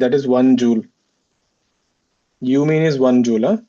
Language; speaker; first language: English; non-native, local second language; Hindi